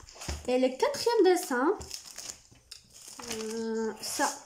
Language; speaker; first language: French; non-native, learner; Arabic